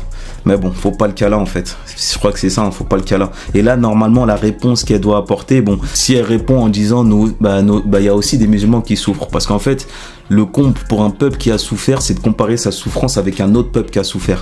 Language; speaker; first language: French; native; French